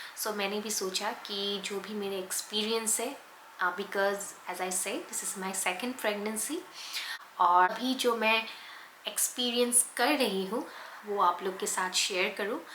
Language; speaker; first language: Hindi; non-native, local second language; Assamese